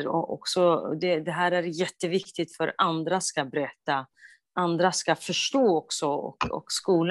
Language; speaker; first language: Swedish; non-native, fluent; Kurdish